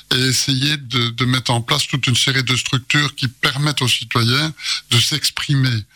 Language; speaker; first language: French; native; French